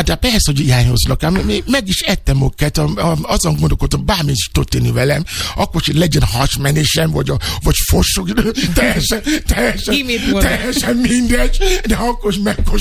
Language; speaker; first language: Hungarian; non-native, fluent; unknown